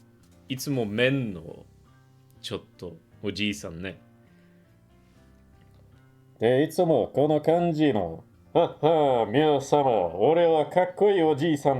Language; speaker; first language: Japanese; non-native, learner; English